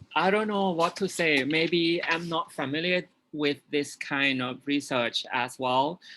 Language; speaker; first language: English; non-native, fluent; Thai